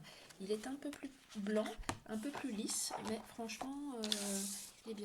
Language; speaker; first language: French; native; French